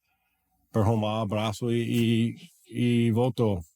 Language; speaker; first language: Portuguese; non-native, learner; English